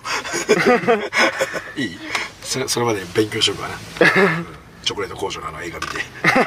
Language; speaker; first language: Japanese; native; Japanese